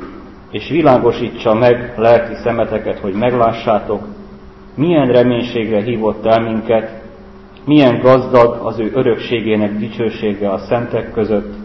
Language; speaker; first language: Hungarian; native; Hungarian